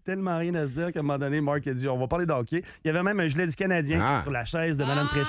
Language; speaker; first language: French; native; French